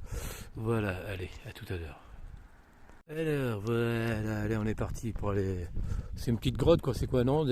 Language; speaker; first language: French; native; French